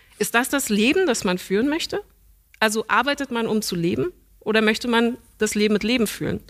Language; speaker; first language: German; early bilingual, other home language; English